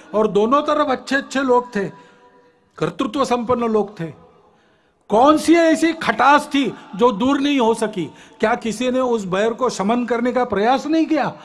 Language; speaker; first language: Hindi; non-native, local second language; Marathi